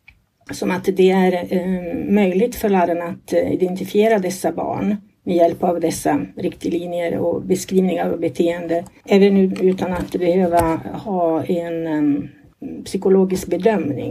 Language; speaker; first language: Swedish; non-native, fluent; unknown